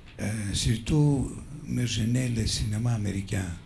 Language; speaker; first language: French; non-native, fluent; Greek